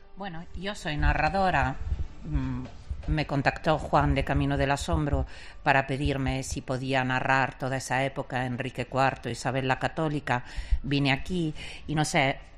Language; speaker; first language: Spanish; non-native, fluent; Italian